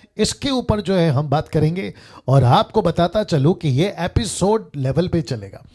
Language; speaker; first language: Hindi; native; Hindi